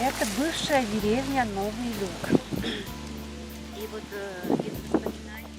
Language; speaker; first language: Russian; native; Russian